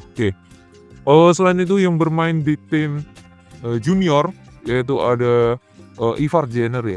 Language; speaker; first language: Indonesian; native; Indonesian